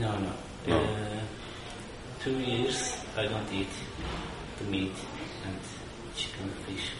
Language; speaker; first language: English; non-native, learner; Turkish